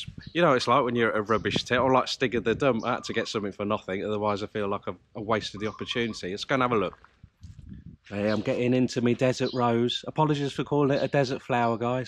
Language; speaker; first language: English; native; English